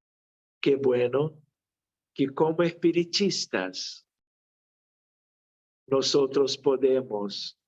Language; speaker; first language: Spanish; non-native, fluent; Portuguese